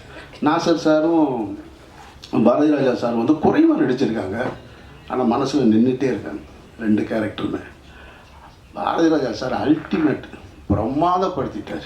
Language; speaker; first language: Tamil; native; Tamil